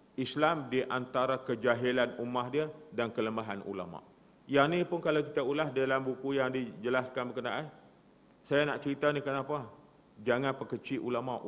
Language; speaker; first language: Malay; native; Malay